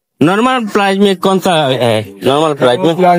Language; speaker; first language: Hindi; non-native, learner; Bangla